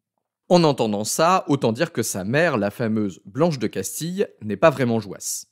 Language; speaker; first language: French; native; French